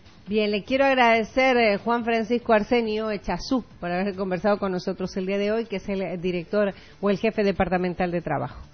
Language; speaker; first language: Spanish; native; Spanish